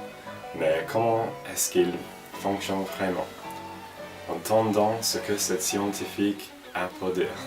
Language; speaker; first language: French; non-native, learner; English